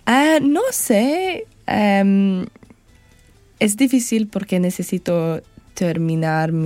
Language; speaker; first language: Spanish; non-native, learner; English